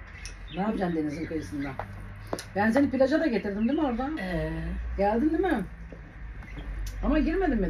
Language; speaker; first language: Turkish; native; Turkish